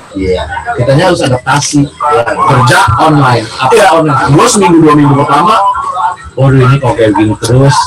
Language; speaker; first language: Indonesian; native; Indonesian